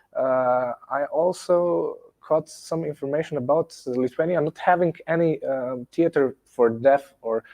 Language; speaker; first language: English; non-native, fluent; Slovenian